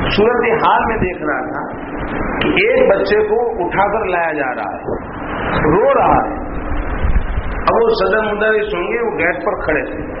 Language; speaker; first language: Urdu; non-native, local second language; Gujarati